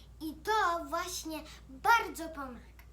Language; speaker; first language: Polish; early bilingual, heritage; Polish